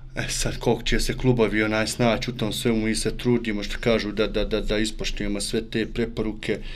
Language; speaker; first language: Croatian; native; Croatian